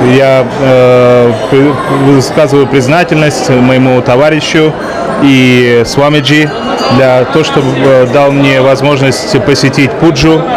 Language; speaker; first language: Russian; native; Russian